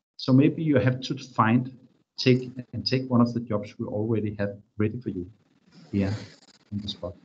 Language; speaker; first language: English; non-native, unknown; Danish